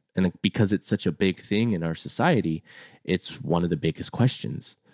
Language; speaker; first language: English; native; English